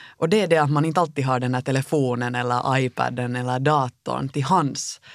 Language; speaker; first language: Swedish; native; Swedish